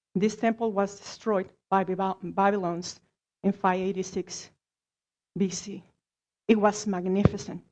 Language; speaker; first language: English; non-native, fluent; Spanish